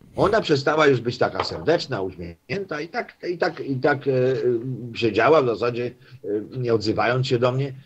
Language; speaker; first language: Polish; native; Polish